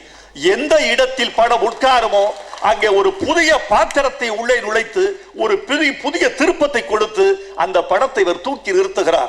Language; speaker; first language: Tamil; native; Tamil